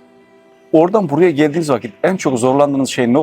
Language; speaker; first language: Turkish; native; Turkish